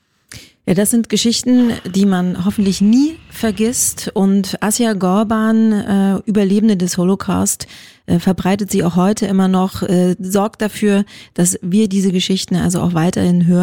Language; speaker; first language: German; native; German